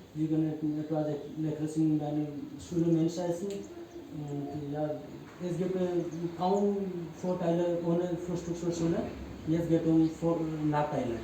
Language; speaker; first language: German; non-native, learner; Hindi